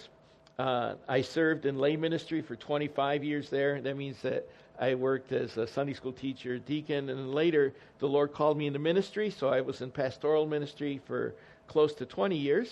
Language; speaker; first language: English; early bilingual, other home language; Spanish